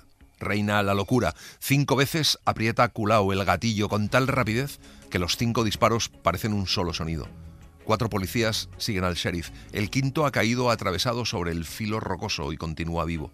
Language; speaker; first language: Spanish; native; Spanish